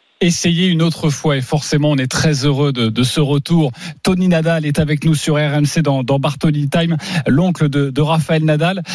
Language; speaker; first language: French; native; French